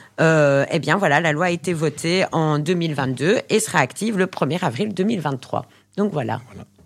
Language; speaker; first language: French; native; French